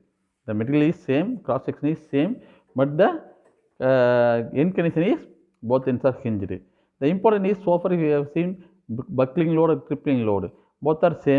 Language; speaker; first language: English; non-native, local second language; Tamil